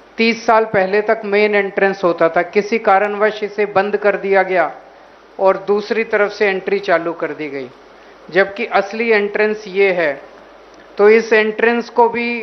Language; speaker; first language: Hindi; native; Hindi